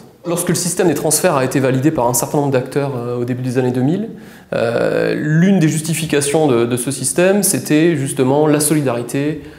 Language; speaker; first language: French; native; French